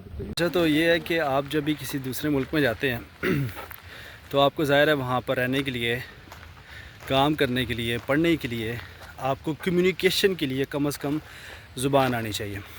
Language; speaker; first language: Urdu; non-native, local second language; Punjabi